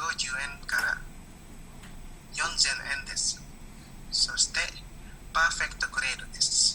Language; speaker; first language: Japanese; non-native, learner; Indonesian